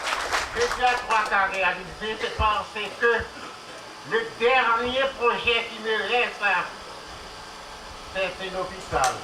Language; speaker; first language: French; non-native, local second language; Haitian Creole